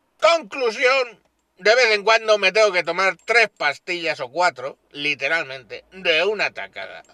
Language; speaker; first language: Spanish; native; Spanish